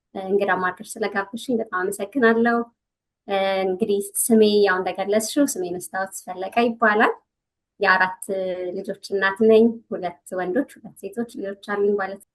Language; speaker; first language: Amharic; native; Amharic